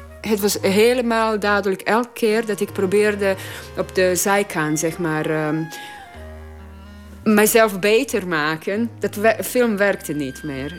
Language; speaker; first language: Dutch; non-native, learner; Croatian